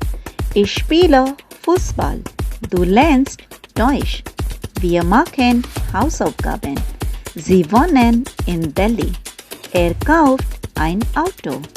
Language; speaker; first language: German; non-native, fluent; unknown